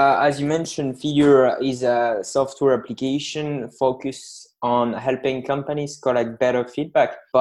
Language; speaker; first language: English; non-native, fluent; French